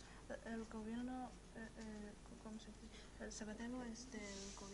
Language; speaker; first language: Spanish; non-native, fluent; Chinese